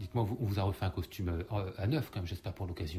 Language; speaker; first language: French; native; French